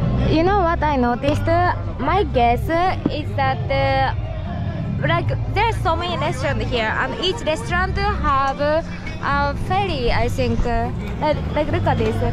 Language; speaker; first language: English; non-native, fluent; Japanese